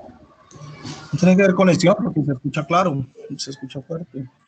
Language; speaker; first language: Spanish; native; Spanish